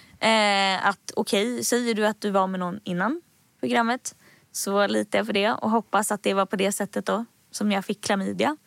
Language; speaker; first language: Swedish; native; Swedish